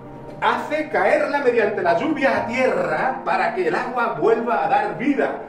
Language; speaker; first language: Spanish; native; Spanish